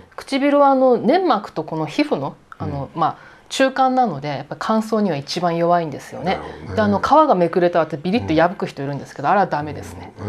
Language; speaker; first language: Japanese; native; Japanese